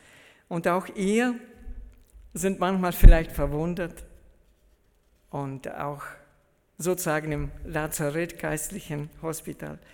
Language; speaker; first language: German; early bilingual, heritage; German